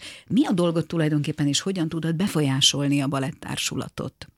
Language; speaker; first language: Hungarian; native; Hungarian